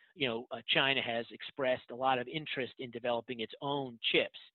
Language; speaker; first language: English; native; English